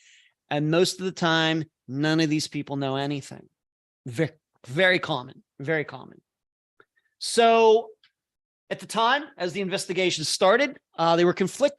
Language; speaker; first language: English; native; English